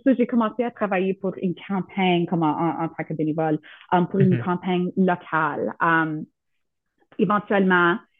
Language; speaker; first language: French; native; French